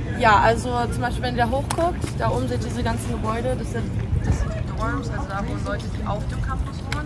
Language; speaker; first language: German; native; German